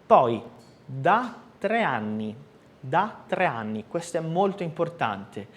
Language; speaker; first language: Italian; non-native, fluent; Portuguese